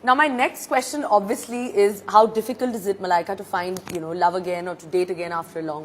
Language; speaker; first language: English; non-native, local second language; Hindi